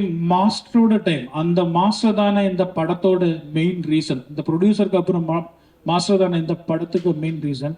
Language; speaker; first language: Tamil; non-native, learner; Malayalam